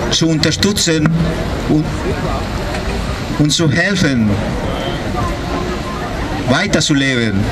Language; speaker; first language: German; non-native, fluent; Spanish